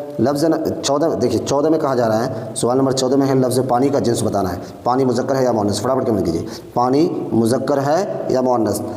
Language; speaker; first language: Urdu; native; Urdu